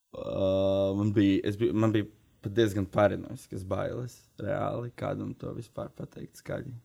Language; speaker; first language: Latvian; native; Latvian